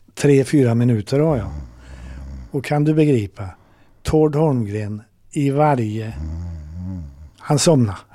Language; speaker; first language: Swedish; native; Swedish